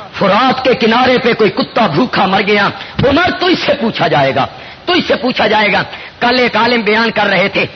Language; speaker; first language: Urdu; non-native, local second language; Punjabi